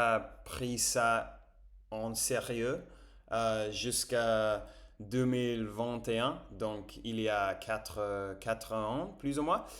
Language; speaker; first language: French; non-native, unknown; English